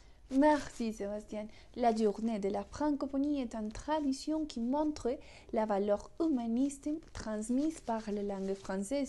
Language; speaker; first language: French; non-native, learner; Spanish